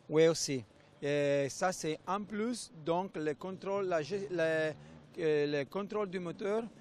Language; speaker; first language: French; non-native, fluent; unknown